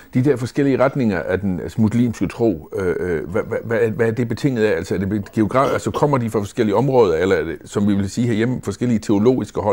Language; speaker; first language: Danish; native; Danish